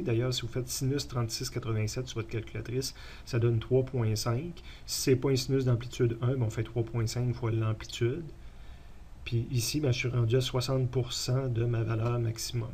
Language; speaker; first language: French; native; French